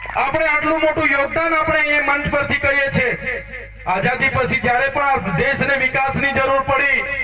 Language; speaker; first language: Gujarati; non-native, local second language; Vasavi